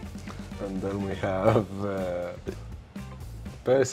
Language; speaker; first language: English; non-native, fluent; Arabic